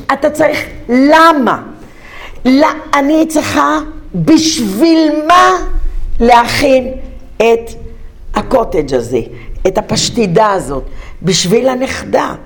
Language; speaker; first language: Hebrew; early bilingual, other home language; Arabic